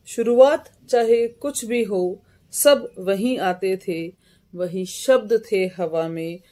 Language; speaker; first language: Hindi; native; Hindi